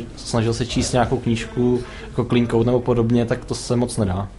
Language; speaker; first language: Czech; native; Czech